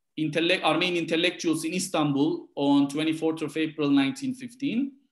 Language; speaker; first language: English; non-native, fluent; Turkish